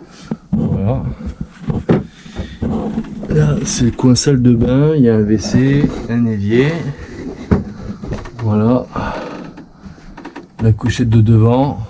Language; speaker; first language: French; native; French